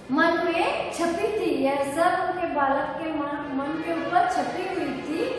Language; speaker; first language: Hindi; non-native, local second language; Kannada